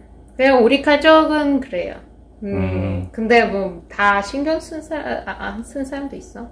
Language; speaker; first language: Korean; non-native, fluent; Russian